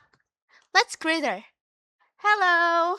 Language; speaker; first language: English; non-native, learner; Indonesian